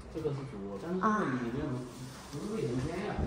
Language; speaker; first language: Chinese; native; Chinese